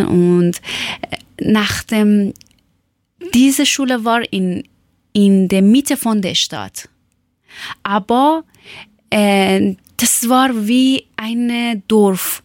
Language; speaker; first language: German; non-native, learner; Persian